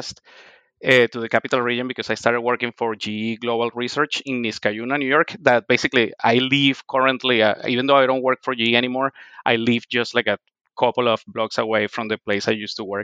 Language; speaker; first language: English; non-native, fluent; Spanish